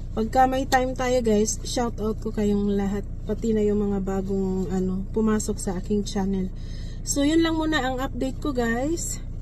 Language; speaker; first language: Filipino; non-native, local second language; Cebuano